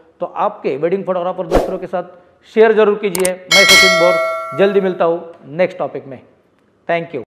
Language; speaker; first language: Hindi; non-native, local second language; Marathi